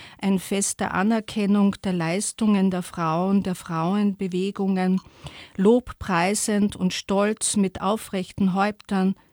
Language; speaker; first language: German; native; German